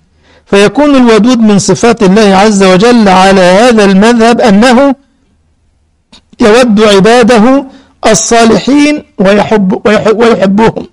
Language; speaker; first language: Arabic; native; Arabic